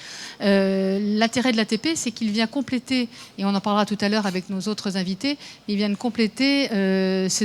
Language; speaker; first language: French; native; French